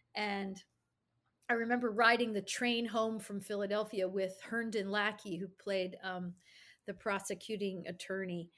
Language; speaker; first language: English; native; English